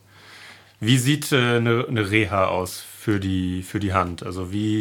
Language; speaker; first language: German; native; German